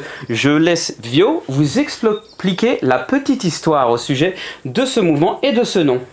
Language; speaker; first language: French; native; French